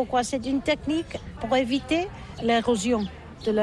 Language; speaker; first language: French; non-native, learner; Catalan